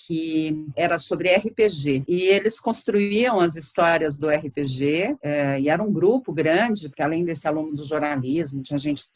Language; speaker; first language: Portuguese; native; Portuguese